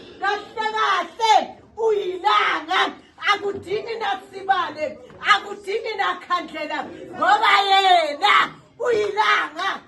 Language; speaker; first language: Zulu; native; Zulu